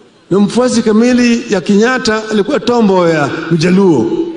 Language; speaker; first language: Swahili; non-native, local second language; Luo (Kenya and Tanzania)